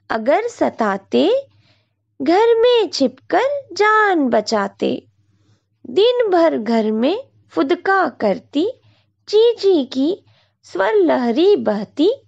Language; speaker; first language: Hindi; non-native, local second language; Marathi